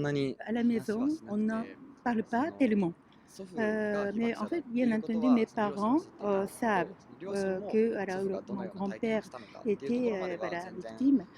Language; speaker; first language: French; non-native, fluent; Japanese